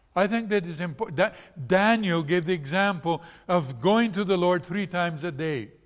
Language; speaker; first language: English; non-native, fluent; Portuguese